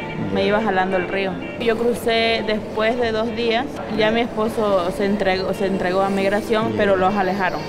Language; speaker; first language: Spanish; native; Spanish